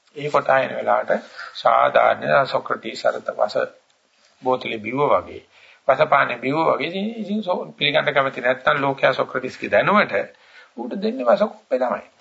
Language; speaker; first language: Sinhala; native; Sinhala